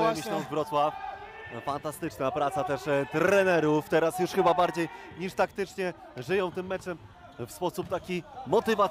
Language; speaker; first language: Polish; native; Polish